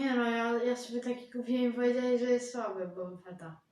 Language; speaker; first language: Polish; native; Polish